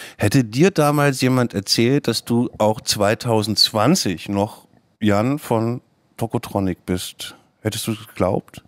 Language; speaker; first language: German; native; German